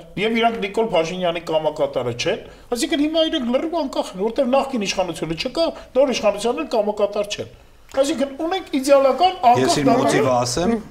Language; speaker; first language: Armenian; native; Armenian